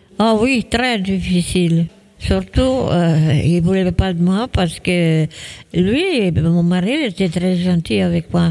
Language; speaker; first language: French; non-native, fluent; Italian